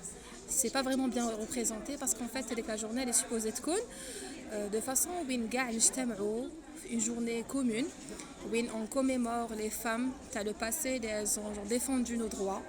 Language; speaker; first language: French; non-native, local second language; Arabic